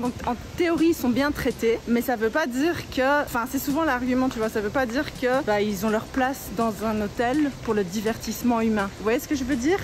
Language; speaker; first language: French; native; French